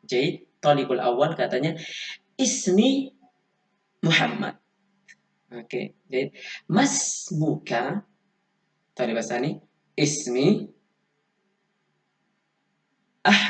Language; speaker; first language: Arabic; non-native, learner; Indonesian